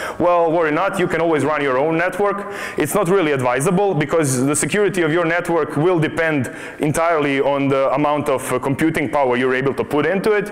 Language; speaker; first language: English; non-native, fluent; Croatian